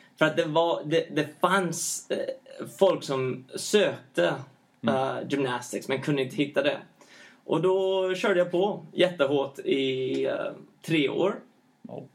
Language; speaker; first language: Swedish; early bilingual, heritage; Swedish